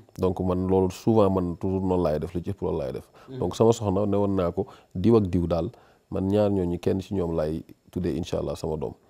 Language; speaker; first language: Wolof; native; Wolof